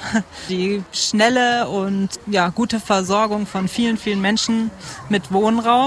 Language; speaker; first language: German; native; German